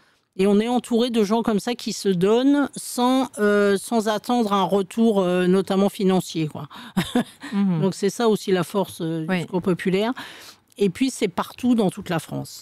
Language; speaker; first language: French; native; French